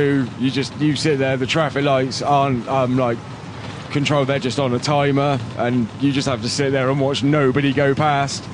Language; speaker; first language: English; native; English